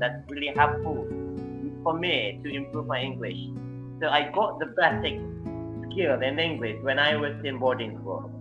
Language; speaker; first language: English; non-native, fluent; Indonesian